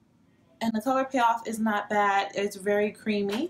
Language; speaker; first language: English; native; English